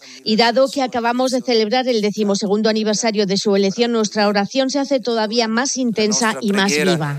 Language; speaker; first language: Spanish; native; Spanish